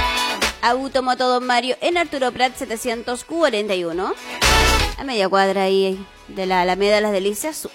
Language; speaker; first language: Spanish; native; Spanish